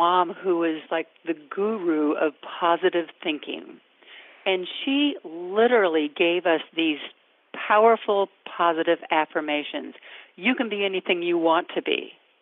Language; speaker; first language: English; native; English